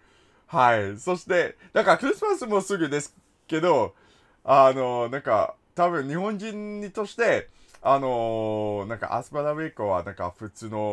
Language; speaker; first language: Japanese; non-native, learner; English